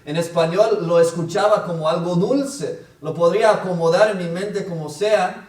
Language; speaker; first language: Spanish; non-native, fluent; English